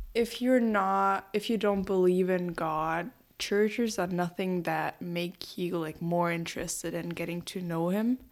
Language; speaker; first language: English; non-native, fluent; German